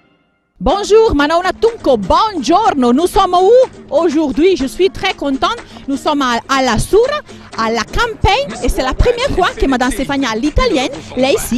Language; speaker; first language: French; non-native, fluent; Italian